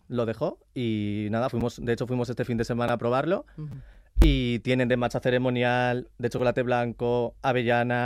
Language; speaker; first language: Spanish; native; Spanish